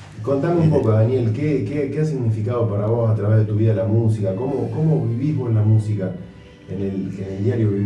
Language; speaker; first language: Spanish; native; Spanish